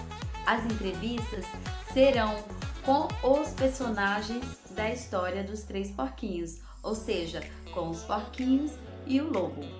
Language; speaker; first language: Portuguese; native; Portuguese